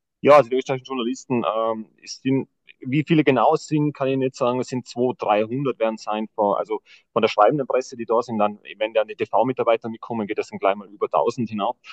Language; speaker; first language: German; native; German